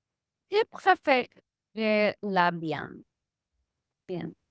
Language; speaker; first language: French; non-native, learner; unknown